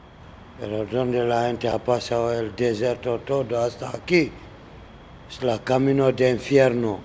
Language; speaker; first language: Spanish; non-native, learner; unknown